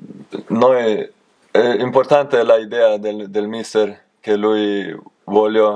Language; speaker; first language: Italian; non-native, learner; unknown